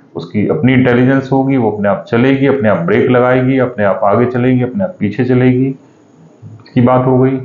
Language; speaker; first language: Hindi; native; Hindi